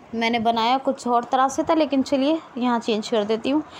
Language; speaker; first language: Hindi; native; Hindi